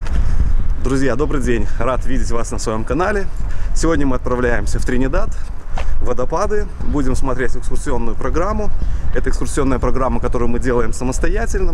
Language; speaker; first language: Russian; native; Russian